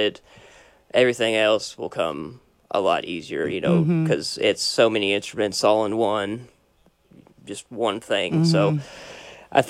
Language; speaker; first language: English; native; English